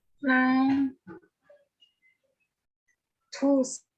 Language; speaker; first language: Chinese; non-native, learner; Indonesian